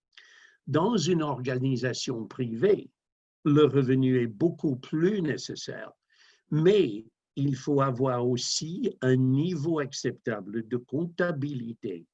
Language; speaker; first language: French; non-native, fluent; English